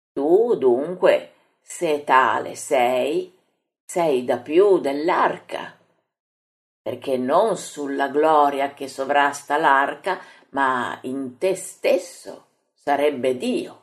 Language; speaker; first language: Italian; native; Italian